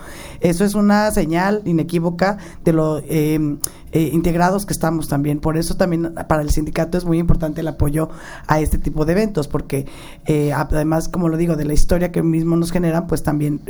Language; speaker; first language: Spanish; native; Spanish